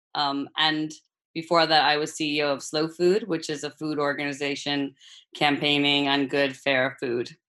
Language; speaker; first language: English; native; English